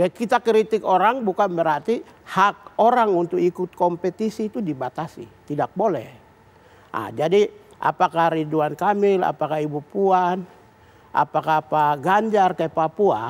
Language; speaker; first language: Indonesian; native; Indonesian